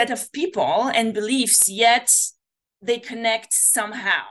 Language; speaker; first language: English; non-native, fluent; French